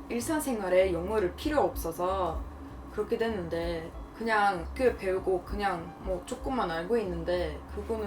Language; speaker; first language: Korean; non-native, fluent; Swedish